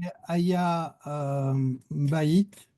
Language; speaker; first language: Hebrew; non-native, learner; French